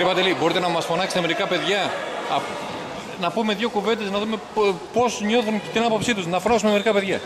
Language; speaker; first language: Greek; native; Greek